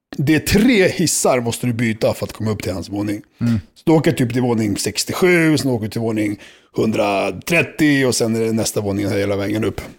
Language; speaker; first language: Swedish; early bilingual, other home language; Serbian